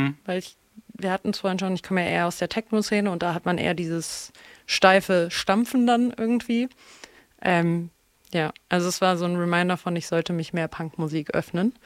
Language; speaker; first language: German; native; German